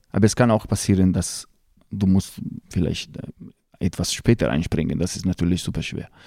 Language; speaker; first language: German; non-native, fluent; Italian